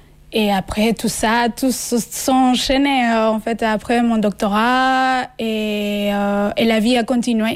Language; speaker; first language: French; non-native, fluent; Spanish